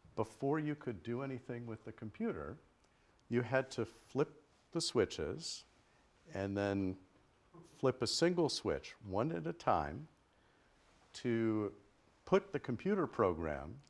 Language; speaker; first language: English; native; English